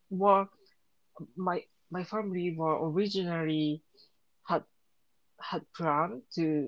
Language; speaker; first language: English; non-native, learner; Japanese